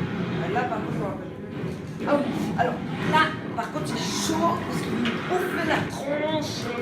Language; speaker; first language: French; native; French